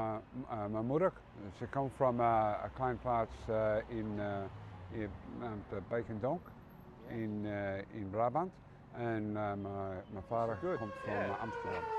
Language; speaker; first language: Dutch; early bilingual, heritage; English